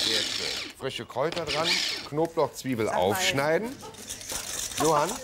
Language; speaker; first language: German; native; German